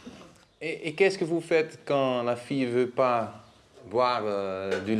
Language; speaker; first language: French; non-native, learner; Dutch